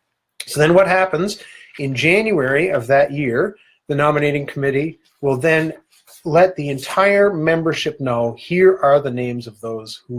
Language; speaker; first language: English; native; English